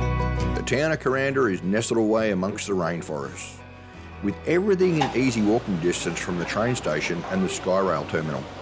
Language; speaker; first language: English; native; English